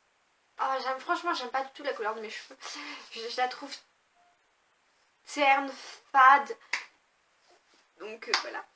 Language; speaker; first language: French; native; French